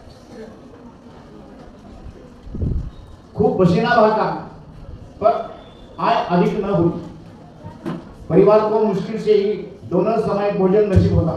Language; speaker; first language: Hindi; non-native, local second language; Marathi